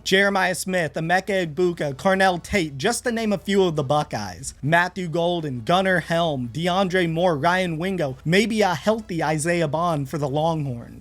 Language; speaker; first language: English; native; English